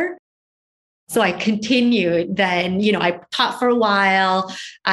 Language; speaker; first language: English; non-native, local second language; Malay